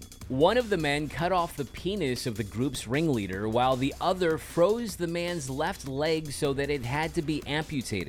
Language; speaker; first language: English; native; English